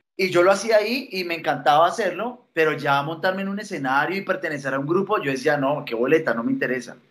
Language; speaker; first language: Spanish; native; Spanish